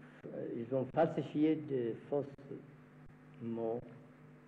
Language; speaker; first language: French; non-native, fluent; Amharic